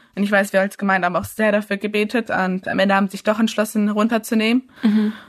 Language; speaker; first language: German; early bilingual, other home language; English